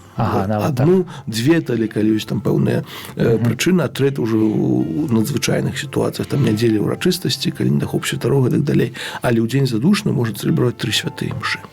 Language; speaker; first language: Belarusian; native; Belarusian